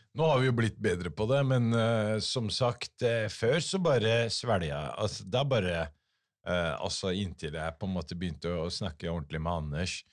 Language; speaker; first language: Norwegian; early bilingual, other home language; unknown